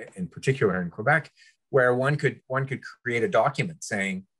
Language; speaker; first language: English; early bilingual, other home language; French